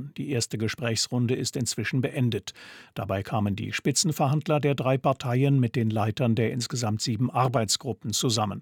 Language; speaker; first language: German; native; German